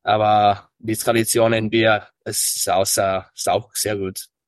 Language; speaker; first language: German; early bilingual, heritage; English